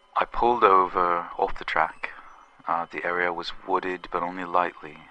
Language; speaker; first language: English; native; English